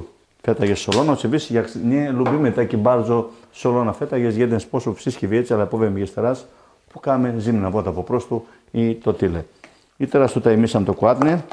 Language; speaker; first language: Polish; non-native, fluent; Greek